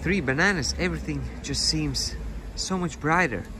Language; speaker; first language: English; non-native, fluent; Latvian